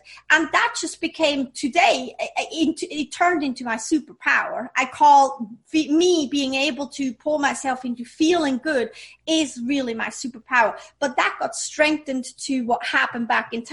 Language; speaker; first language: English; non-native, fluent; Swiss German